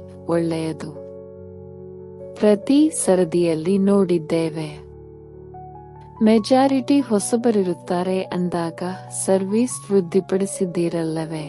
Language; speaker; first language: Kannada; native; Kannada